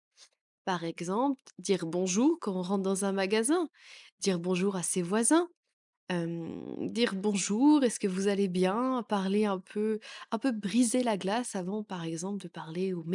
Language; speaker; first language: French; native; French